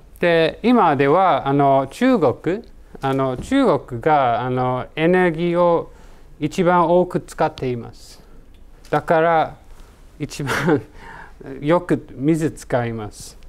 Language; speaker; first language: Japanese; non-native, learner; English